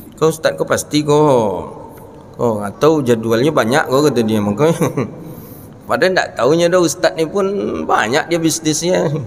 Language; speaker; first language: Malay; non-native, local second language; Minangkabau